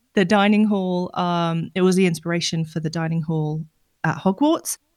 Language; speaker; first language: English; native; English